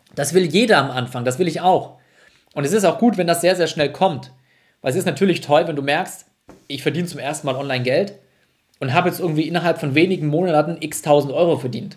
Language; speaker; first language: German; native; German